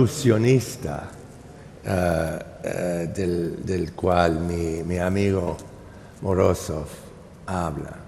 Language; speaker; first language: Spanish; non-native, fluent; English